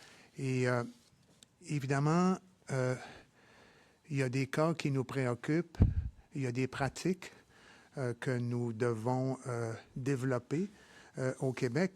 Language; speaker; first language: French; native; French